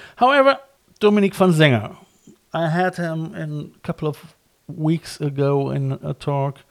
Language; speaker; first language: English; non-native, fluent; German